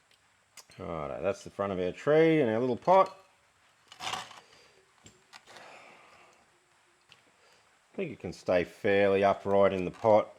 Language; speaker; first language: English; native; English